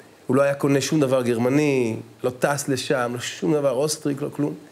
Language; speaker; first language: Hebrew; native; Hebrew